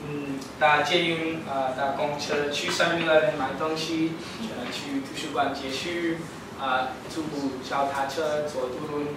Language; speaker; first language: Chinese; non-native, learner; English